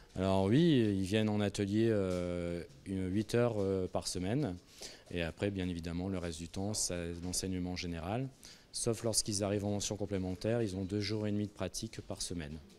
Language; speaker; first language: French; native; French